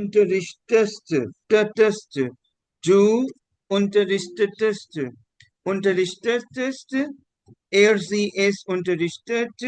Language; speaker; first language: German; non-native, fluent; Hindi